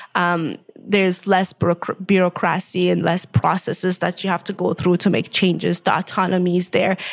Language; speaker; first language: English; non-native, fluent; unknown